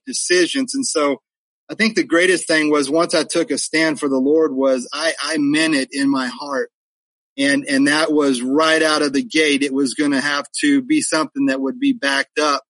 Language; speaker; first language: English; native; English